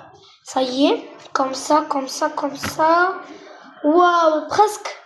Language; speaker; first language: French; non-native, local second language; Arabic